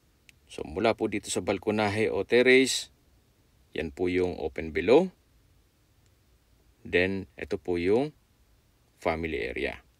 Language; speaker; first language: Filipino; native; Filipino